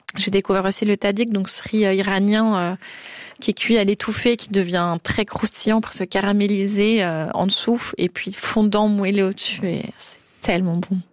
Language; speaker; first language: French; native; French